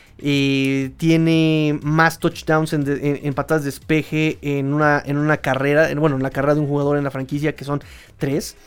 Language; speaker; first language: Spanish; native; Spanish